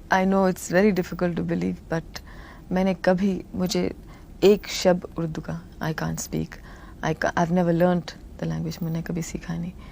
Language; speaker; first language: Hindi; non-native, local second language; Tamil